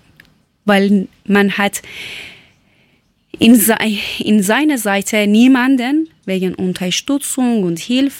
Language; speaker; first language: German; non-native, learner; Persian